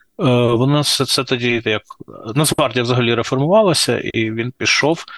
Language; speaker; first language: Ukrainian; non-native, local second language; Russian